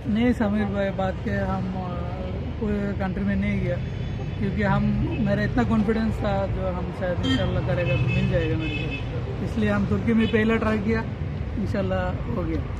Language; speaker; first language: Hindi; non-native, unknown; Bangla